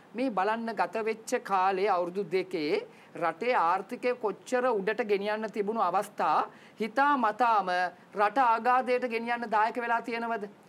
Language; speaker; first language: Sinhala; native; Sinhala